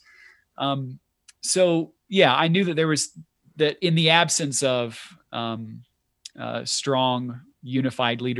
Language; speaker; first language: English; native; English